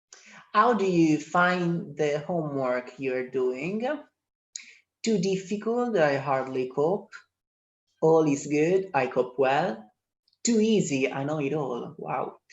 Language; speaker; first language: English; non-native, fluent; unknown